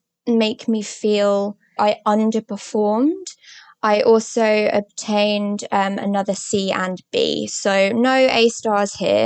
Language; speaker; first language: English; native; English